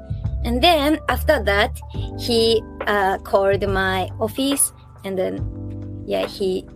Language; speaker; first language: English; non-native, learner; Japanese